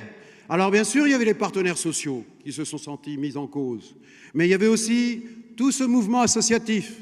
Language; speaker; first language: French; native; French